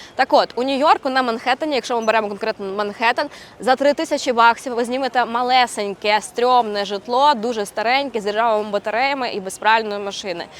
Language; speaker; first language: Ukrainian; native; Ukrainian